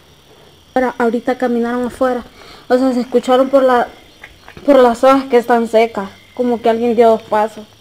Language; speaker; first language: Spanish; native; Spanish